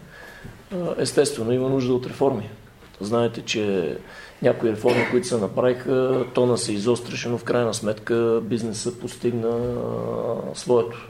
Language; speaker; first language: Bulgarian; native; Bulgarian